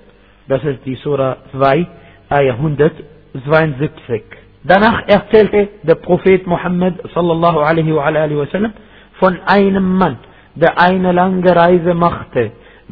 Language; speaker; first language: German; non-native, fluent; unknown